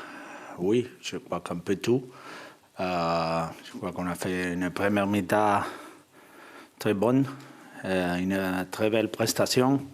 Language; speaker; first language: French; non-native, fluent; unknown